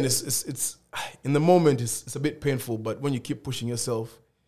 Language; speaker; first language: English; non-native, local second language; Ganda